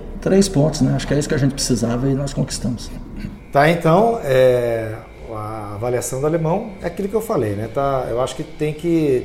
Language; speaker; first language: Portuguese; native; Portuguese